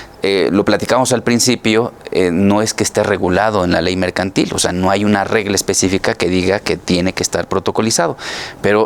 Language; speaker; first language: Spanish; native; Spanish